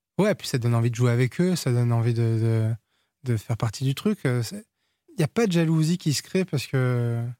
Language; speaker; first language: French; early bilingual, other home language; Portuguese